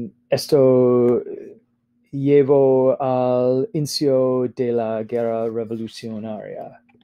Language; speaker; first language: Spanish; non-native, learner; English